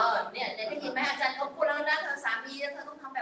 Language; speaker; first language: Thai; native; Thai